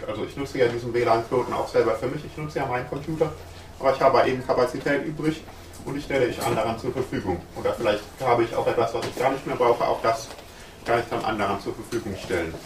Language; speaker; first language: German; native; German